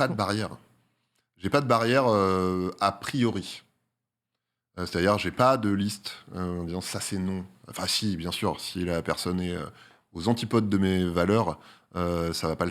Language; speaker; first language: French; native; French